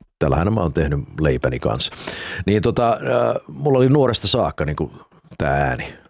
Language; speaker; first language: Finnish; early bilingual, heritage; Finnish